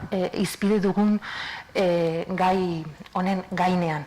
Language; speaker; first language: Basque; native; Basque